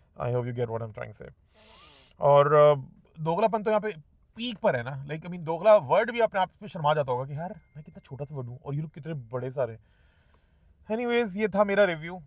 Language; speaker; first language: Urdu; native; Urdu